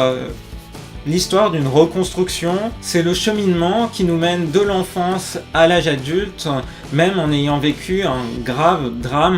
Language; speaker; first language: French; native; French